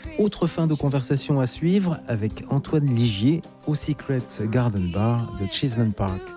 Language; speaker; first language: French; native; French